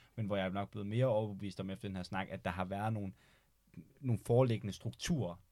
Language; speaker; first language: Danish; native; Danish